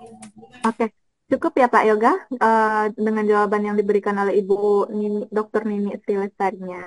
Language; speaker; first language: Indonesian; native; Indonesian